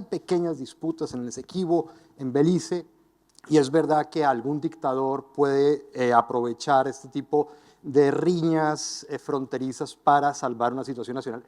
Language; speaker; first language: Spanish; native; Spanish